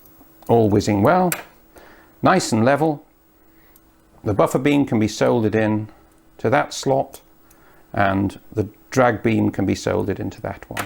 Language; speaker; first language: English; native; English